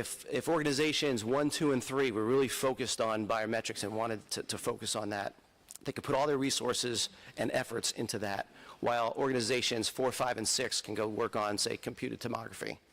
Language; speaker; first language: English; native; English